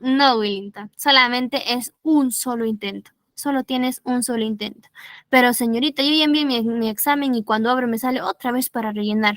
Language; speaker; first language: Spanish; native; Spanish